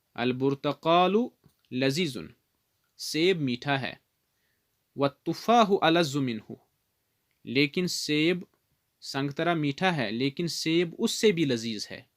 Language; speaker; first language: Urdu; non-native, local second language; Kashmiri